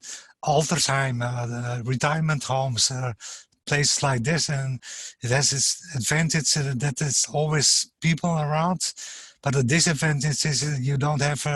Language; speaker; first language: English; non-native, fluent; German